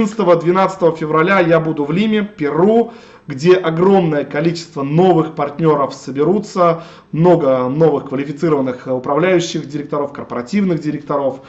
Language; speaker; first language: Russian; native; Russian